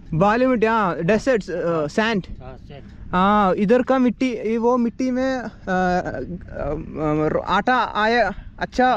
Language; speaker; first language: Hindi; non-native, learner; Malayalam